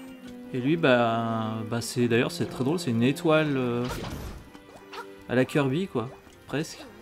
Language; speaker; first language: French; native; French